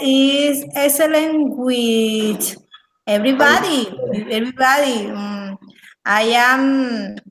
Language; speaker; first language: English; non-native, learner; Spanish